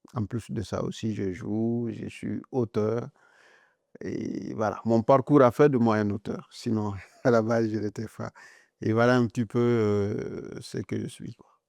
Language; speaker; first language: French; non-native, local second language; Mandingo